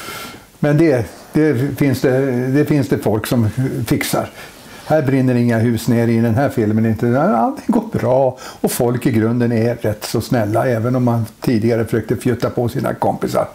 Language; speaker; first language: Swedish; native; Swedish